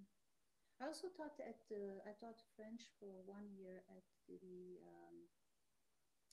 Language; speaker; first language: English; non-native, fluent; Arabic